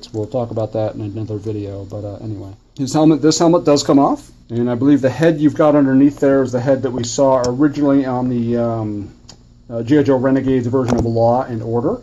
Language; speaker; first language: English; native; English